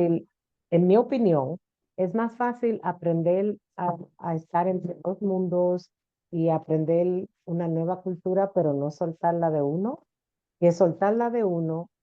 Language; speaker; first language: Spanish; early bilingual, heritage; Spanish